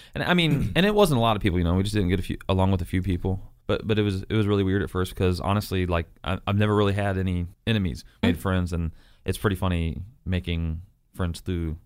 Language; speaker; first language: English; native; English